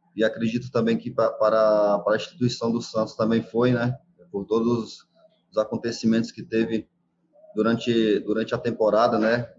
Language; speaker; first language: Portuguese; native; Portuguese